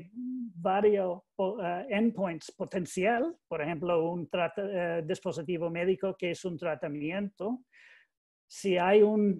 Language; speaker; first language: Spanish; non-native, learner; English